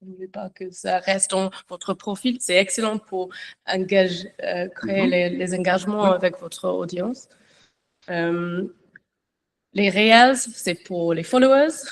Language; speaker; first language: French; non-native, learner; English